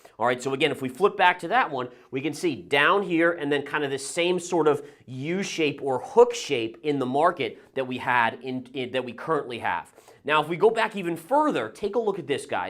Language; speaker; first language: English; native; English